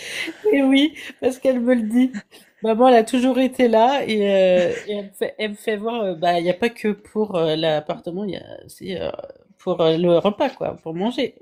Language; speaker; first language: French; native; French